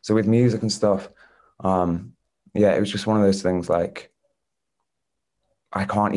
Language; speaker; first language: English; native; English